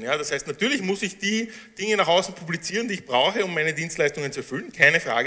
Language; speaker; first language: German; native; German